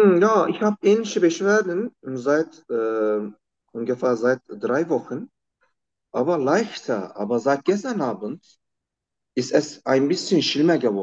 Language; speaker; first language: German; non-native, learner; Turkish